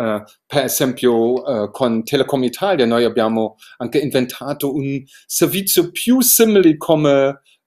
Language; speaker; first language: Italian; non-native, learner; German